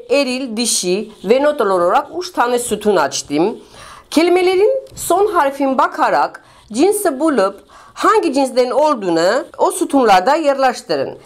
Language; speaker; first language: Turkish; non-native, fluent; Russian